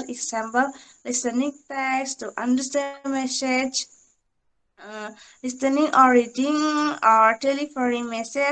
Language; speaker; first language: English; non-native, learner; Indonesian